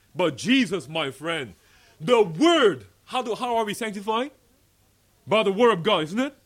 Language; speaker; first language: English; early bilingual, other home language; Korean